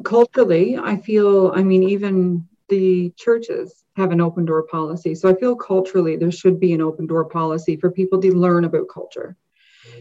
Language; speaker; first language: English; native; English